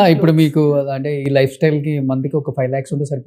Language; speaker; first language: Telugu; native; Telugu